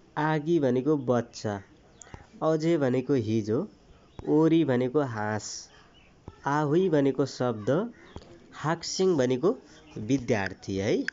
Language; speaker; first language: Nepali; native; Nepali